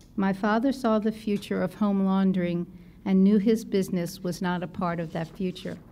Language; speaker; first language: English; native; English